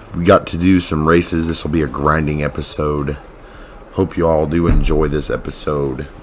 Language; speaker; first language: English; native; English